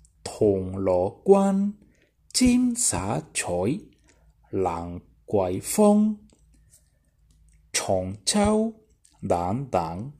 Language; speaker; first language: Cantonese; non-native, learner; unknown